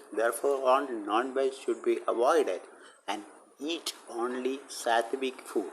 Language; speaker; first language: English; non-native, local second language; Malayalam